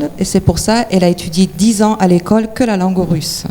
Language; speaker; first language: French; non-native, fluent; Ukrainian